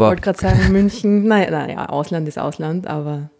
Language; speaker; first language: German; native; German